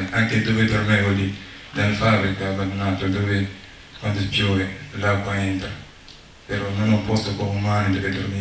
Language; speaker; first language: Italian; non-native, learner; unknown